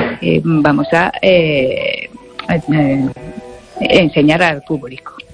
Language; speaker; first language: Spanish; non-native, fluent; Japanese